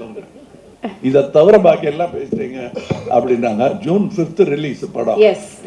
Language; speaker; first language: Tamil; native; Tamil